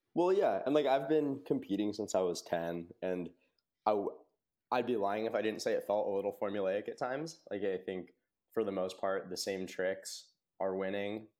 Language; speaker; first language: English; native; English